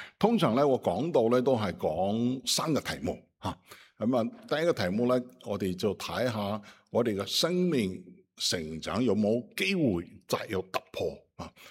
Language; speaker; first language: Cantonese; non-native, fluent; Chinese